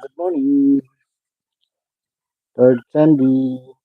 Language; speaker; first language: English; non-native, learner; Bikol